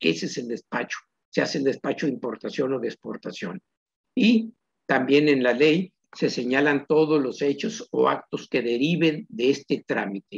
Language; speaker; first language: Spanish; native; Spanish